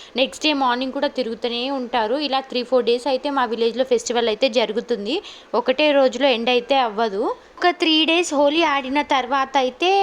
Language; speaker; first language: Telugu; non-native, local second language; Lambadi